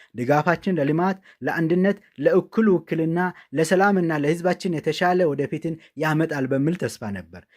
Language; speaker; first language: Amharic; non-native, local second language; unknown